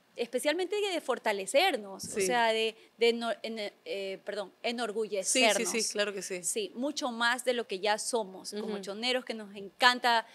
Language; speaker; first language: Spanish; native; Spanish